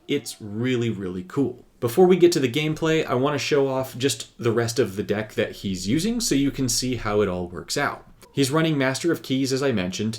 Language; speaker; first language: English; native; English